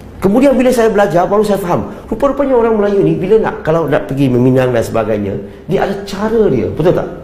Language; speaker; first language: Malay; non-native, local second language; Chinese